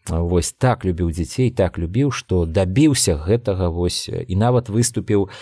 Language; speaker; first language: Belarusian; non-native, local second language; Russian